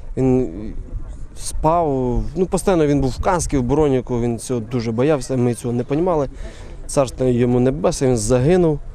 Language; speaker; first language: Ukrainian; native; Ukrainian